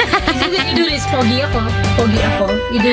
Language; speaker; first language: English; non-native, local second language; Filipino